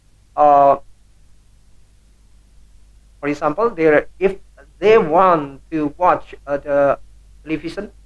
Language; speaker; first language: English; non-native, learner; Indonesian